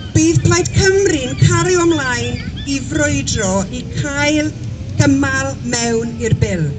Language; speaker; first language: Welsh; non-native, local second language; English